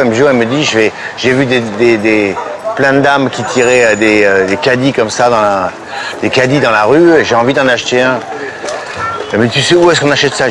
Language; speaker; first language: French; native; French